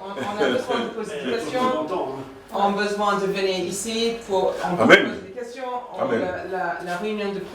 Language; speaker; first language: French; non-native, fluent; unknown